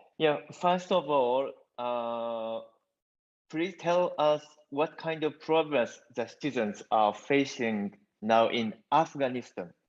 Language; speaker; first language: English; non-native, learner; Japanese